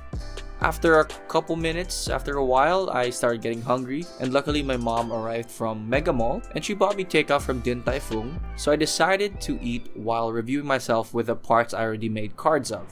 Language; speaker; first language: English; non-native, local second language; Filipino